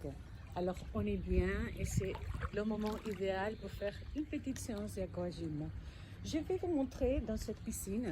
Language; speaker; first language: French; non-native, fluent; Spanish